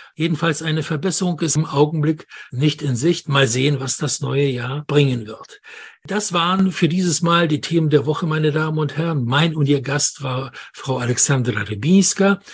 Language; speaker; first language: German; non-native, fluent; Polish